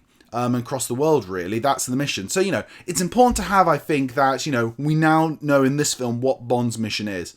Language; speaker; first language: English; native; English